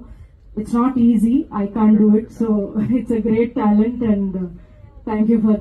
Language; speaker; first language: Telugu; non-native, fluent; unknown